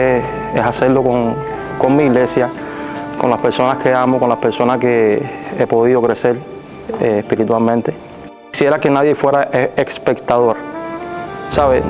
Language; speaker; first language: Spanish; native; Spanish